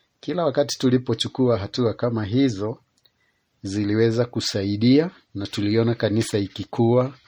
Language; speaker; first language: Swahili; non-native, local second language; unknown